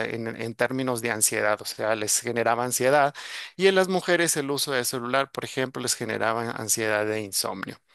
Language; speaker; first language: Spanish; native; Spanish